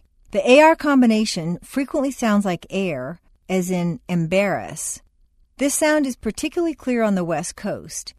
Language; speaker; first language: English; native; English